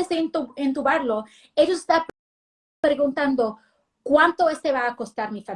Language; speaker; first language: Spanish; early bilingual, heritage; Spanish